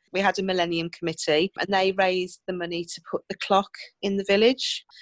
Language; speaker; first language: English; native; English